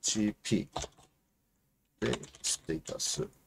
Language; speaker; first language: Japanese; non-native, fluent; English